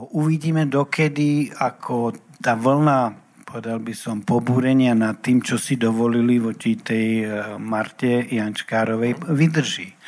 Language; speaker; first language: Slovak; native; Slovak